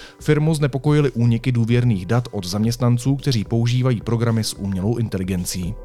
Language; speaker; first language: Czech; native; Czech